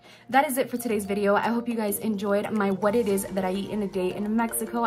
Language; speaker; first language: English; early bilingual, other home language; Spanish